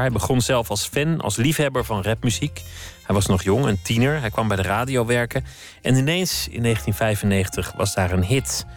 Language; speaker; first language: Dutch; native; Dutch